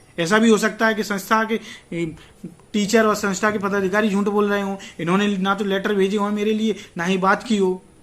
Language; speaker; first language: Hindi; native; Hindi